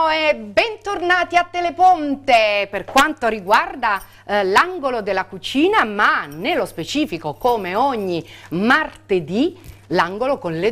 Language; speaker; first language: Italian; native; Italian